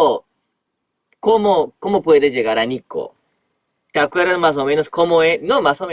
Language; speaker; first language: Spanish; non-native, fluent; Japanese